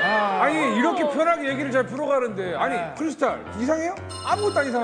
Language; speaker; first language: Korean; native; Korean